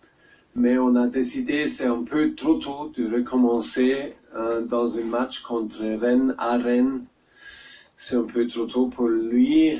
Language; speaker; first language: French; non-native, learner; German